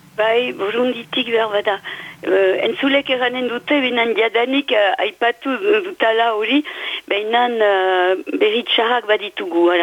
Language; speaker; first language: Basque; native; Basque